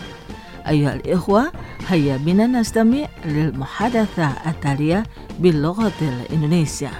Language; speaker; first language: Arabic; non-native, fluent; Indonesian